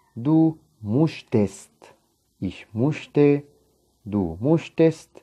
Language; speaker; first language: German; non-native, fluent; Arabic